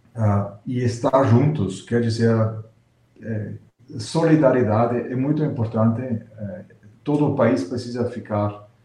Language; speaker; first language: Portuguese; non-native, fluent; German